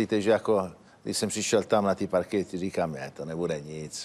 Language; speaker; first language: Czech; non-native, fluent; Italian